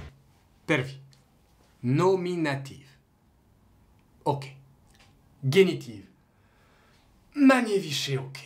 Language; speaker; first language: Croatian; non-native, learner; French